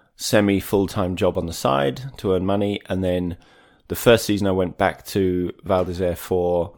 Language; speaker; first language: English; native; English